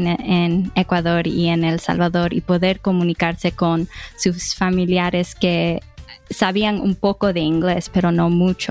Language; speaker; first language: Spanish; early bilingual, other home language; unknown